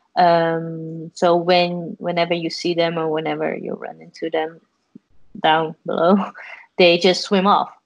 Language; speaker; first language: English; non-native, fluent; Dutch